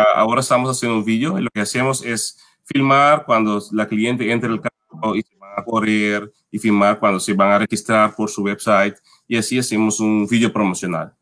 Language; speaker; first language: Spanish; non-native, fluent; Papiamento